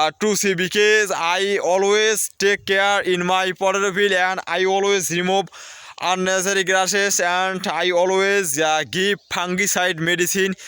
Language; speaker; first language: English; non-native, learner; Bangla